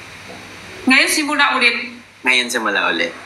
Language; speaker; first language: Filipino; non-native, local second language; Cebuano